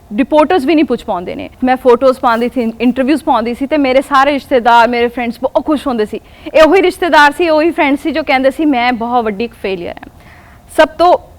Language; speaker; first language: Punjabi; non-native, local second language; Hindi